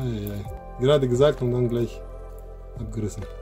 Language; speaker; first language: German; non-native, fluent; Russian